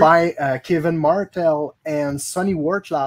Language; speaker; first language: English; non-native, local second language; French